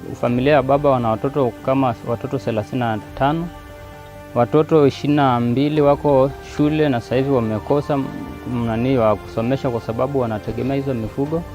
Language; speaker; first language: Swahili; non-native, local second language; Masai